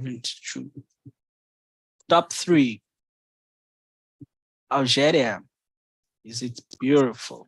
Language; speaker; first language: English; non-native, fluent; Portuguese